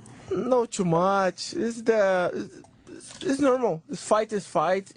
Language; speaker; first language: English; non-native, learner; Portuguese